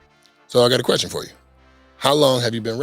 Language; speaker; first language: English; native; English